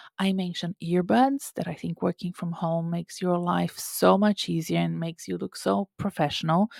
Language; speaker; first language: English; non-native, fluent; Portuguese